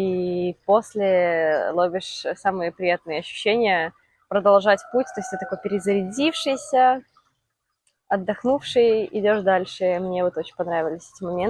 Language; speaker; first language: Russian; native; Russian